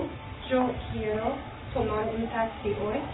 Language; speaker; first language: Spanish; non-native, learner; English